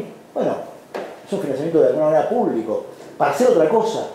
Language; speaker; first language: Spanish; native; Spanish